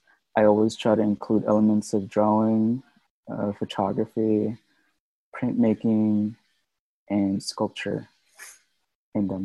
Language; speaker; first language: English; non-native, local second language; Filipino